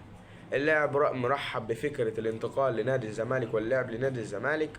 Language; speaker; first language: Arabic; native; Arabic